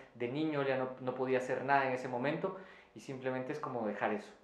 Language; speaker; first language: Spanish; native; Spanish